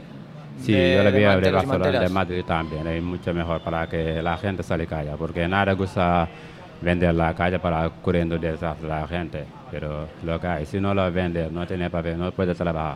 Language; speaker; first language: Spanish; non-native, learner; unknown